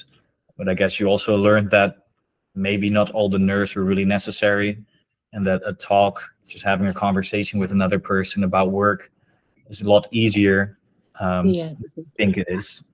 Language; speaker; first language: English; non-native, fluent; Dutch